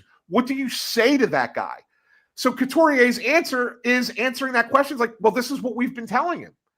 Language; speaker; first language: English; native; English